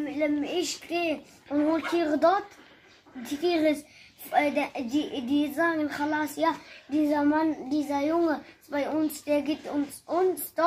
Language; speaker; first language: German; early bilingual, heritage; German